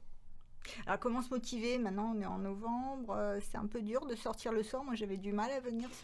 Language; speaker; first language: French; native; French